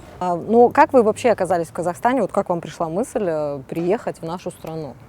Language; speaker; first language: Russian; native; Russian